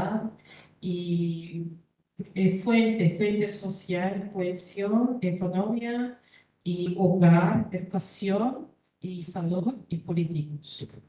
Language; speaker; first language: Spanish; non-native, learner; Korean